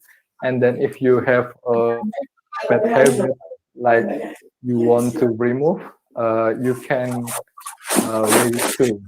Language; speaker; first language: English; non-native, learner; Indonesian